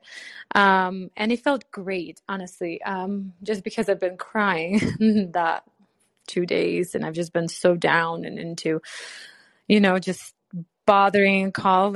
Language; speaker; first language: English; non-native, fluent; Ukrainian